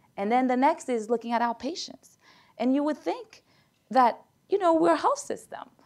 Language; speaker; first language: English; early bilingual, other home language; Haitian Creole